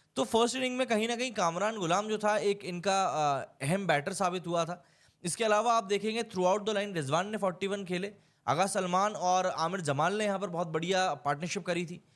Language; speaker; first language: Hindi; native; Hindi